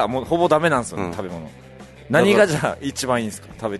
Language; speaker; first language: Japanese; native; Japanese